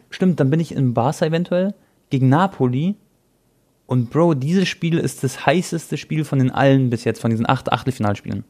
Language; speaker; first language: German; early bilingual, other home language; Croatian